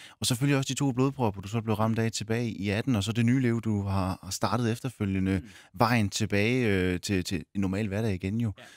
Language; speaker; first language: Danish; native; Danish